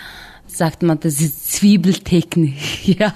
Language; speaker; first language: German; non-native, fluent; Mongolian